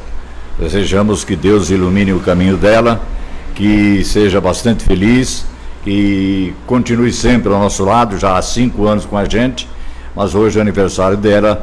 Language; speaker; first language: Portuguese; native; Portuguese